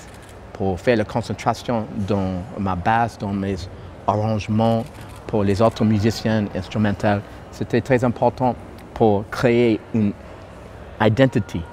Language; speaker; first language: French; non-native, learner; English